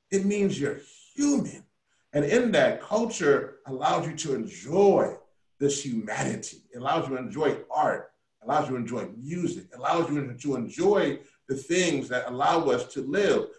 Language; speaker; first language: English; native; English